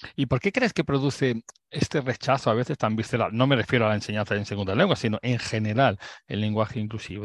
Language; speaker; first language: Spanish; native; Spanish